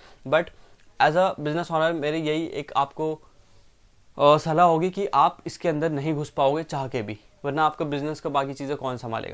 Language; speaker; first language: Hindi; native; Hindi